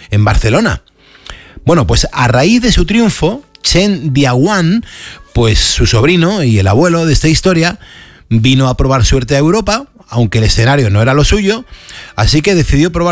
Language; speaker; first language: Spanish; native; Spanish